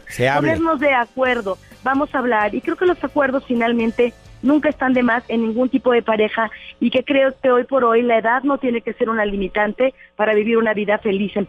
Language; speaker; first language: Spanish; native; Spanish